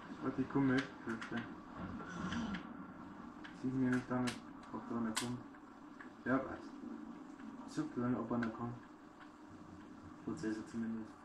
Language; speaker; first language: German; native; German